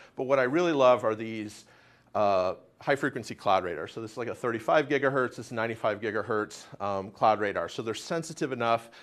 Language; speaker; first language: English; native; English